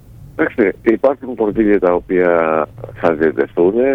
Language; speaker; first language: Greek; native; Greek